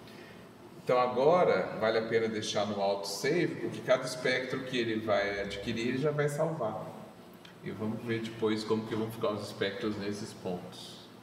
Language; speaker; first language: Portuguese; native; Portuguese